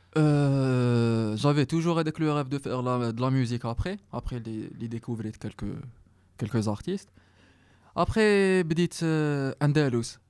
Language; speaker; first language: French; non-native, local second language; Arabic